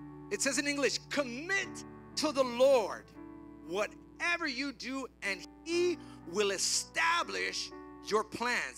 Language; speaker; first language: English; early bilingual, other home language; Spanish